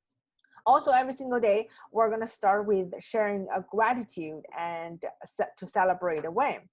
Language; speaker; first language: English; non-native, fluent; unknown